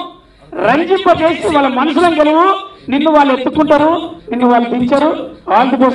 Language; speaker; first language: Telugu; native; Telugu